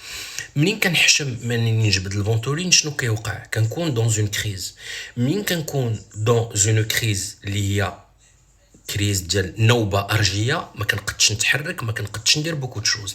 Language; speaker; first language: Arabic; native; Arabic